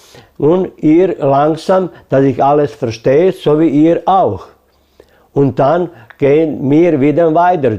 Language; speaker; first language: German; early bilingual, heritage; German